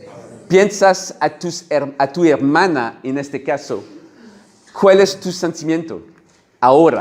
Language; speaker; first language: Spanish; non-native, learner; French